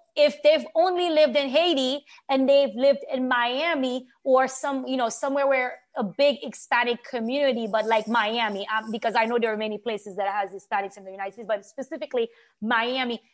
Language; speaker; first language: English; non-native, fluent; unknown